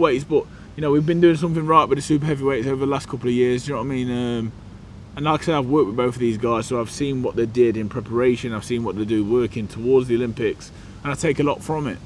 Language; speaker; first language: English; native; English